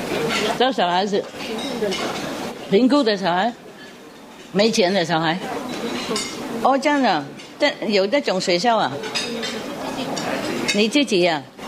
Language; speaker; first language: Chinese; non-native, fluent; Vietnamese